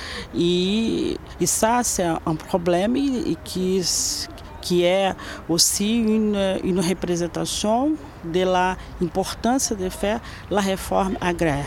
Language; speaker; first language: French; non-native, learner; Portuguese